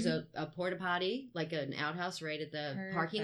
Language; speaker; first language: English; native; English